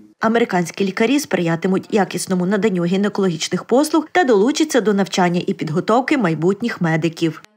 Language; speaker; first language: Ukrainian; native; Ukrainian